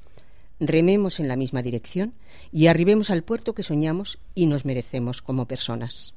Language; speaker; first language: Spanish; native; Spanish